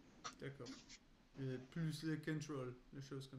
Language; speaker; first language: French; non-native, learner; English